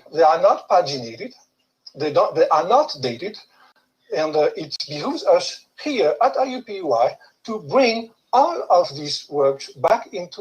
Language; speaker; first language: English; non-native, fluent; French